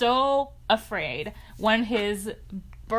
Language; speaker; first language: English; non-native, fluent; French